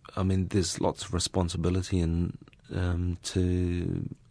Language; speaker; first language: English; native; English